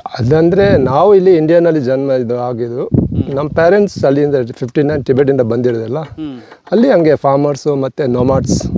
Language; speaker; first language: Kannada; non-native, local second language; Tibetan